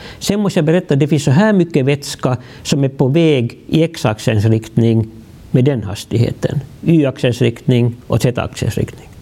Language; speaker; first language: Swedish; native; Swedish